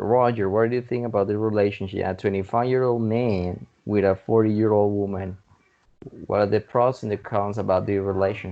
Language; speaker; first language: English; non-native, fluent; Spanish